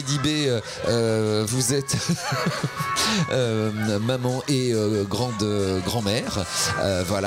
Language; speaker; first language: French; native; French